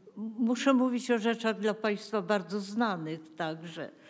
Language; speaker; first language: Polish; native; Polish